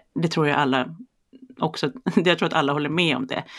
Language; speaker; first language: Swedish; native; Swedish